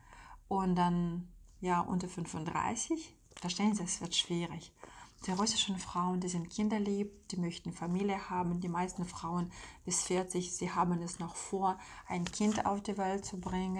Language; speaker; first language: German; non-native, fluent; Russian